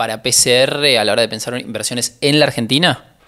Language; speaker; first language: Spanish; native; Spanish